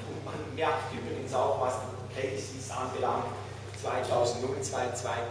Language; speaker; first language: German; native; German